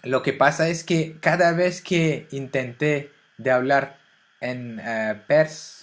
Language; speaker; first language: Spanish; non-native, fluent; French